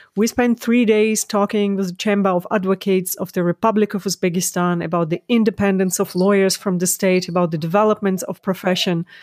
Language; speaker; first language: English; non-native, fluent; Ukrainian